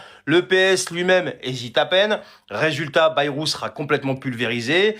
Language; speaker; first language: French; native; French